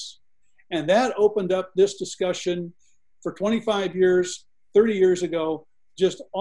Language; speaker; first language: English; native; English